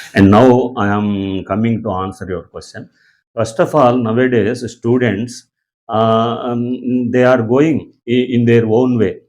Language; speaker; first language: English; non-native, local second language; Telugu